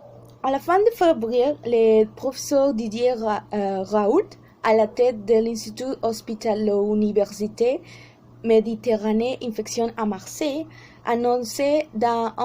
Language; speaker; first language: French; non-native, learner; Spanish